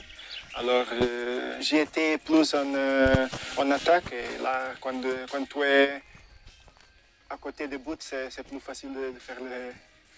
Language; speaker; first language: French; non-native, fluent; Portuguese